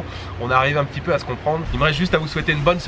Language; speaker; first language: French; native; French